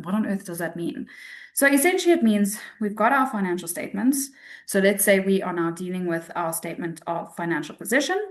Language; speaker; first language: English; native; English